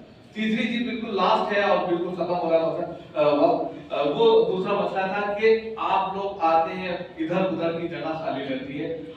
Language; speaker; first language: Urdu; native; Urdu